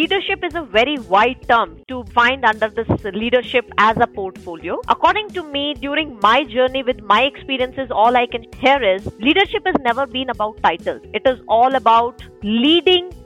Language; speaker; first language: English; non-native, local second language; Hindi